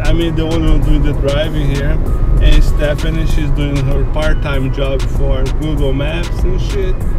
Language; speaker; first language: English; non-native, fluent; Portuguese